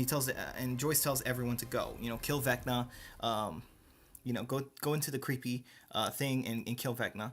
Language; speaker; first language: English; native; English